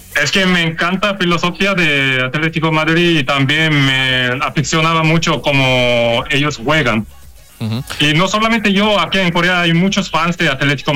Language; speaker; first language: Spanish; non-native, fluent; Korean